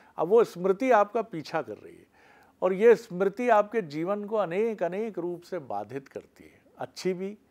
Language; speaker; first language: Hindi; native; Hindi